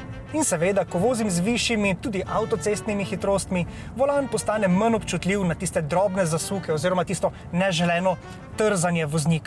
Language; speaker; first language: Slovenian; native; Slovenian